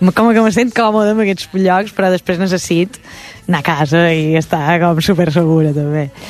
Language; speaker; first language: Catalan; native; Catalan